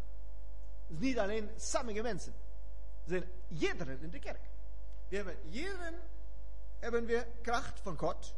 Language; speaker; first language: Dutch; non-native, fluent; German